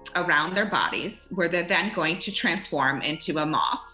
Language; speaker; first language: English; early bilingual, other home language; German